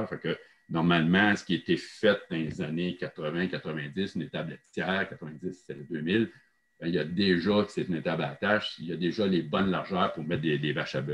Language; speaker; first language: French; native; French